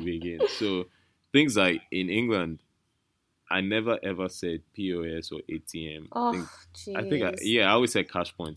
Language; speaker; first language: English; non-native, local second language; Yoruba